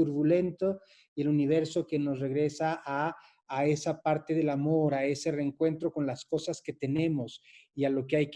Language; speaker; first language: Spanish; native; Spanish